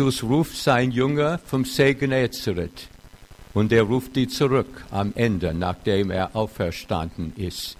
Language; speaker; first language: German; non-native, fluent; English